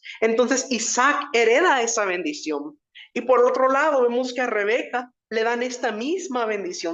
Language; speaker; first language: Spanish; native; Spanish